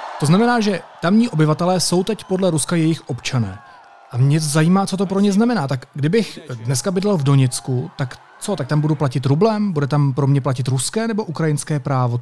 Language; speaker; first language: Czech; native; Czech